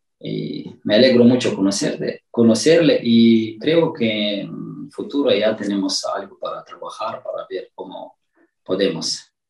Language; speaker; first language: Spanish; non-native, learner; Romanian